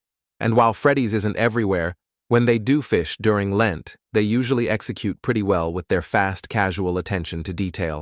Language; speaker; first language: English; native; English